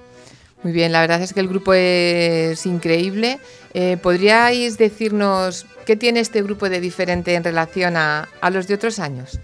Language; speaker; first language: Spanish; native; Spanish